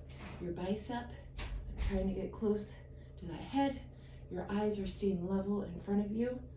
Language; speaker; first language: English; native; English